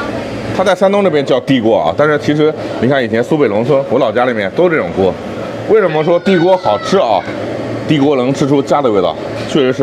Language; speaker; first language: Chinese; native; Chinese